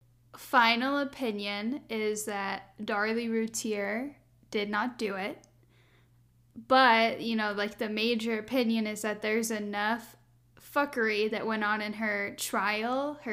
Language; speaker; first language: English; native; English